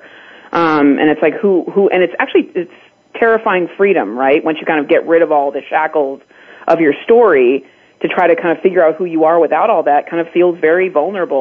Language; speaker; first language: English; native; English